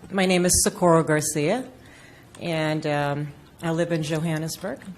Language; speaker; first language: English; non-native, local second language; Filipino